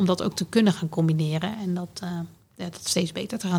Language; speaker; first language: Dutch; native; Dutch